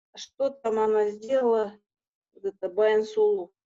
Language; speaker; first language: Russian; non-native, local second language; Kazakh